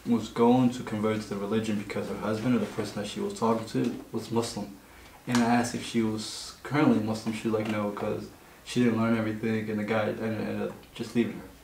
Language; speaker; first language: English; native; English